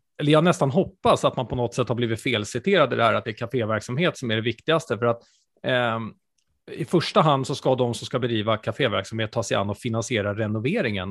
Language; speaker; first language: Swedish; native; Swedish